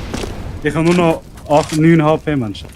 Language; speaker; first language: German; native; German